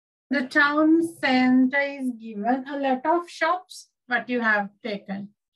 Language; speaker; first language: English; non-native, local second language; Sinhala